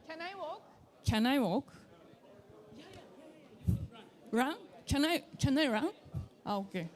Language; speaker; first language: English; non-native, learner; Japanese